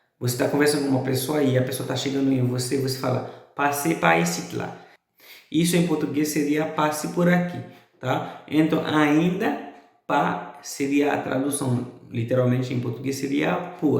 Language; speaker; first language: Portuguese; non-native, fluent; Haitian Creole